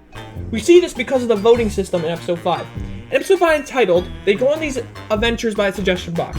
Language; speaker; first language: English; native; English